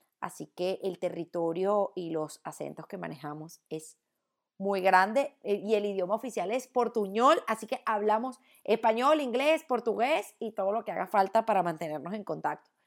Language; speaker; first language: Spanish; native; Spanish